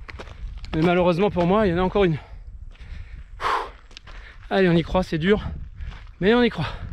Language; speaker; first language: French; native; French